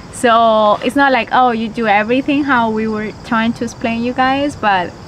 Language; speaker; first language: English; non-native, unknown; Spanish